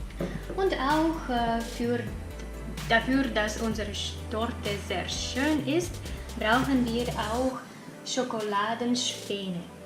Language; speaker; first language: German; non-native, fluent; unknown